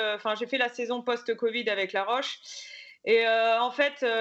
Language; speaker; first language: French; native; French